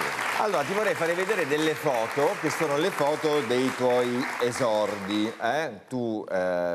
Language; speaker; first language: Italian; native; Italian